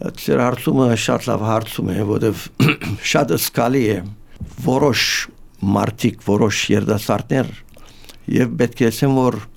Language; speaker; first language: Armenian; native; Armenian